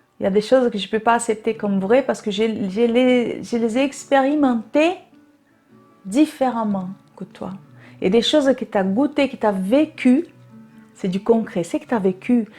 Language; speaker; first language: French; non-native, fluent; Portuguese